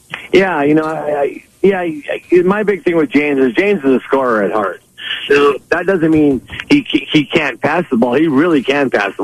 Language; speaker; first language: English; native; English